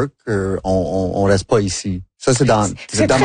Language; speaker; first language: French; non-native, local second language; English